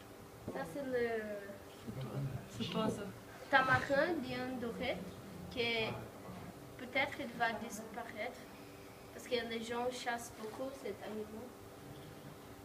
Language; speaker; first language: French; non-native, learner; Portuguese